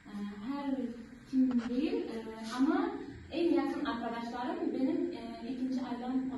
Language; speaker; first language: Turkish; non-native, learner; Uzbek